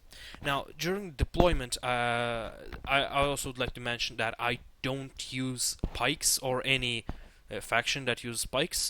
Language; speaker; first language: English; non-native, fluent; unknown